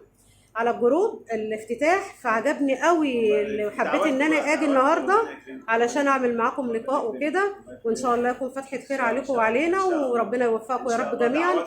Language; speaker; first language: Arabic; native; Arabic